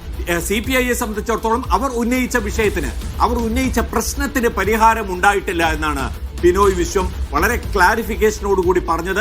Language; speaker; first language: Malayalam; native; Malayalam